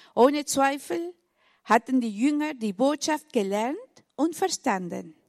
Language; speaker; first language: German; non-native, fluent; Spanish